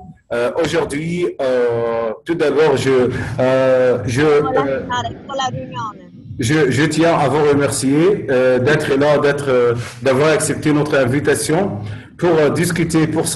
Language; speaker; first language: French; non-native, fluent; Arabic